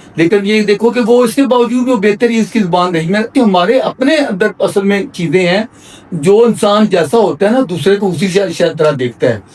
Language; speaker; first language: Urdu; non-native, local second language; Punjabi